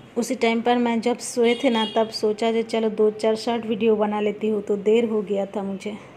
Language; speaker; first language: Hindi; non-native, local second language; Bangla